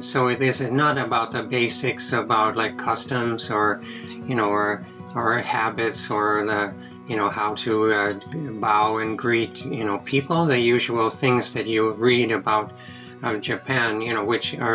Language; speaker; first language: English; native; English